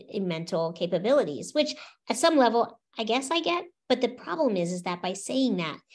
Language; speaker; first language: English; native; English